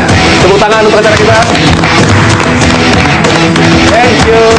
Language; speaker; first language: Indonesian; native; Indonesian